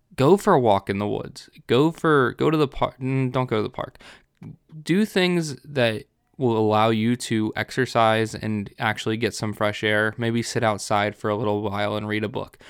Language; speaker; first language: English; native; English